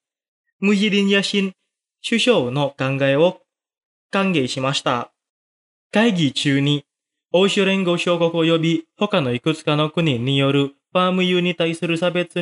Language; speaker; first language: Japanese; non-native, fluent; Indonesian